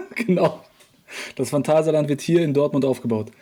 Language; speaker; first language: German; early bilingual, other home language; Polish